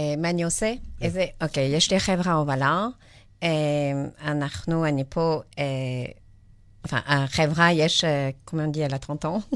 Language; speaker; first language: Hebrew; non-native, learner; French